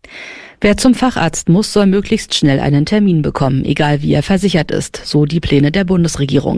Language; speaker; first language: German; native; German